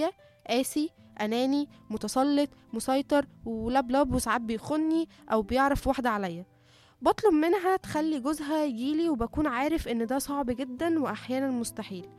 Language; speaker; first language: Arabic; native; Arabic